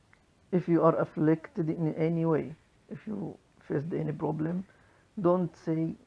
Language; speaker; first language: English; non-native, local second language; Arabic